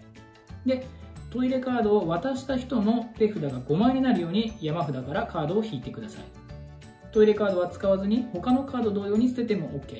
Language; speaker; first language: Japanese; native; Japanese